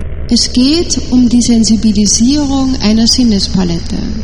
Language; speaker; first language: German; native; German